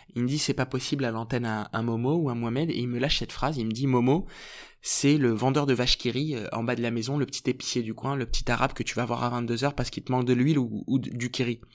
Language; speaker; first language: French; early bilingual, other home language; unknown